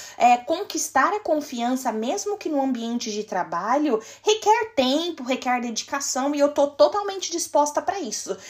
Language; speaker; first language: Portuguese; native; Portuguese